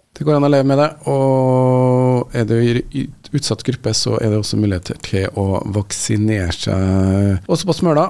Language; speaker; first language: Norwegian; native; Norwegian